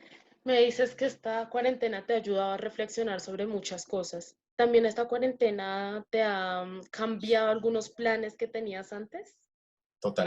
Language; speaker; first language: Spanish; native; Spanish